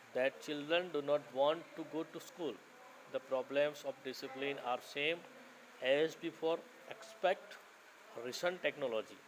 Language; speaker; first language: English; non-native, local second language; Gujarati